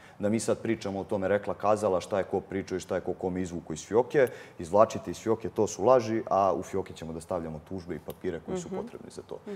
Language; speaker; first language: Serbian; native; Serbian